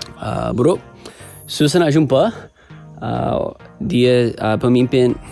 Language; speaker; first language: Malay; non-native, fluent; English